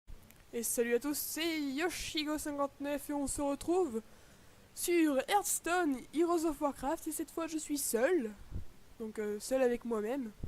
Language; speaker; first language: French; native; French